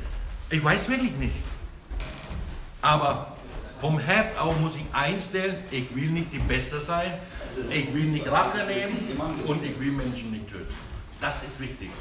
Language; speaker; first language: German; non-native, learner; Thai